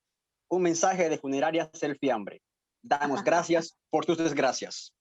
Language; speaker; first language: Spanish; native; Spanish